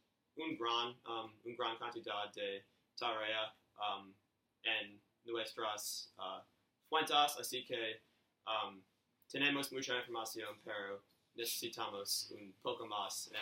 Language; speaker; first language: Spanish; non-native, learner; English